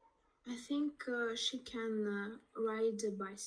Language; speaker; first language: English; non-native, learner; Russian